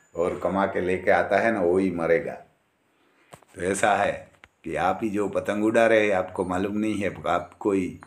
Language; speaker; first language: Hindi; non-native, local second language; Gujarati